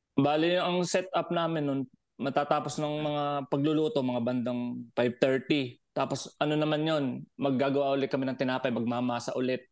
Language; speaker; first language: Filipino; native; Filipino